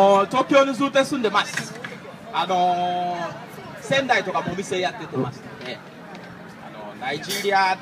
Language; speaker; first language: Japanese; non-native, learner; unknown